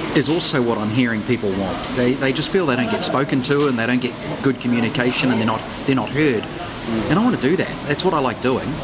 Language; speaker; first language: English; native; English